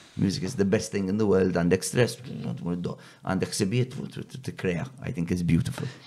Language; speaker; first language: English; non-native, local second language; Maltese